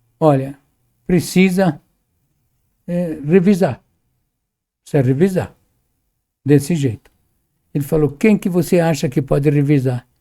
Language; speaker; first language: Portuguese; early bilingual, other home language; Arabic